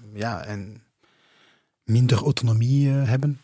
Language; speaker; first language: Dutch; non-native, local second language; French